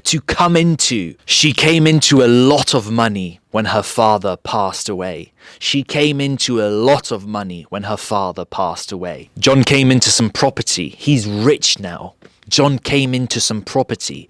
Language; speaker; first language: English; early bilingual, other home language; Polish